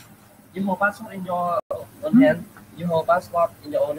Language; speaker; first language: English; non-native, learner; Vietnamese